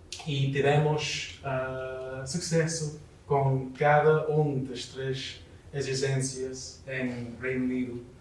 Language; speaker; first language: Portuguese; non-native, learner; English